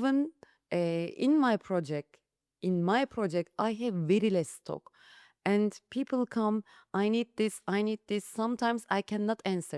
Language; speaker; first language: English; non-native, learner; Turkish